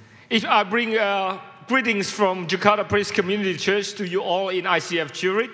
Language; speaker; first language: English; non-native, fluent; Indonesian